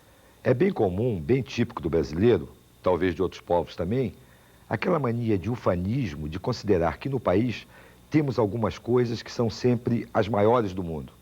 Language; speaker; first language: Portuguese; native; Portuguese